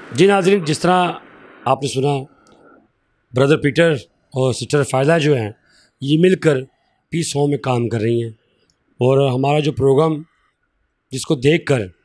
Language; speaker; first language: Urdu; non-native, local second language; Punjabi